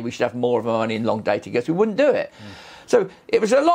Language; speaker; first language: English; native; English